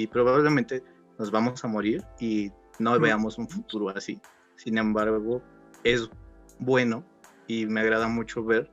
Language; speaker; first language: Spanish; native; Spanish